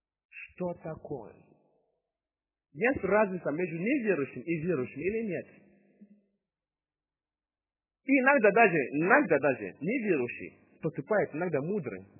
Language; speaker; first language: Russian; non-native, fluent; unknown